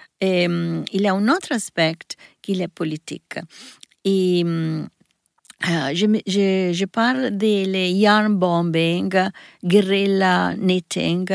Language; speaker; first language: French; non-native, learner; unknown